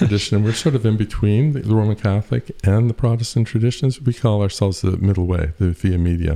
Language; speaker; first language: English; native; English